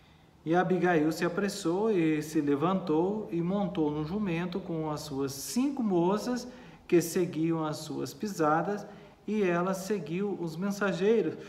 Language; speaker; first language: Portuguese; native; Portuguese